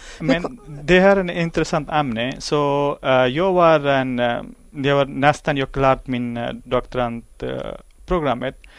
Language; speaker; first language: Swedish; non-native, learner; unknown